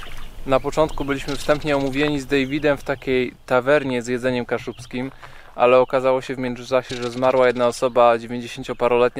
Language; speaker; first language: Polish; native; Polish